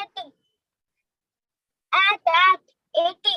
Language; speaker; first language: English; non-native, learner; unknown